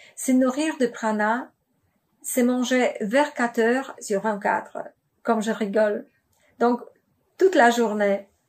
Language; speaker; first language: French; non-native, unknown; Polish